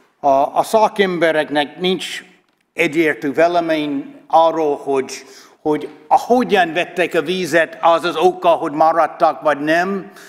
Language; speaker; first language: Hungarian; non-native, learner; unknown